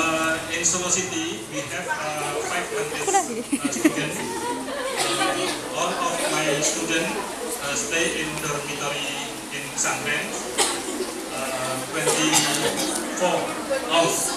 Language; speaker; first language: English; non-native, learner; Indonesian